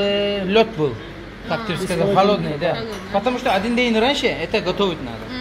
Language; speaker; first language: Russian; non-native, learner; Turkish